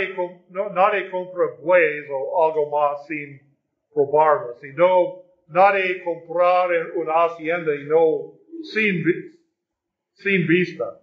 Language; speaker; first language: Spanish; non-native, fluent; English